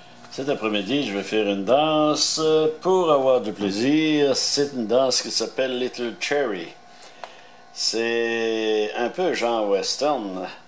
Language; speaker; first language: French; native; French